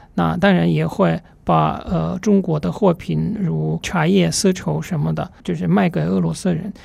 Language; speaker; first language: Chinese; non-native, fluent; Russian